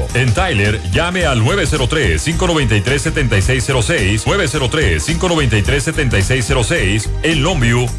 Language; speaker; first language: Spanish; native; Spanish